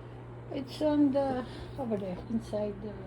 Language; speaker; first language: English; non-native, local second language; Filipino